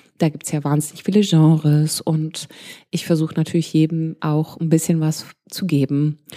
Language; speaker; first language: German; early bilingual, heritage; German